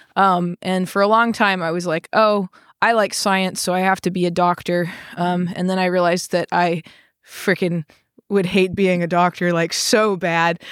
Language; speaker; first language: English; native; English